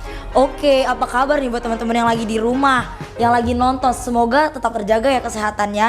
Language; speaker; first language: Indonesian; native; Indonesian